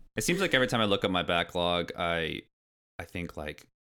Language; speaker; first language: English; native; English